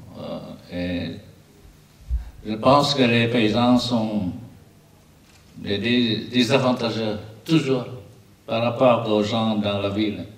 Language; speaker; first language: French; non-native, learner; Vietnamese